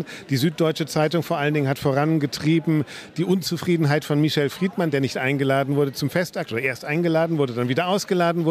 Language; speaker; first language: German; native; German